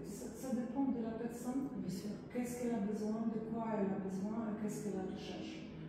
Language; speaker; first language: French; non-native, fluent; Polish